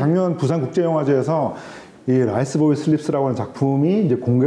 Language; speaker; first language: Korean; native; Korean